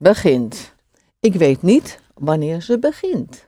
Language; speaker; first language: Dutch; non-native, fluent; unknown